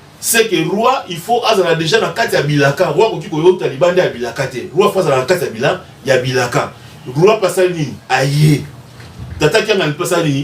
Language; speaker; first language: Lingala; non-native, local second language; Kongo